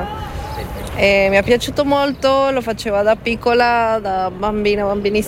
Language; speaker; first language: Italian; non-native, fluent; Spanish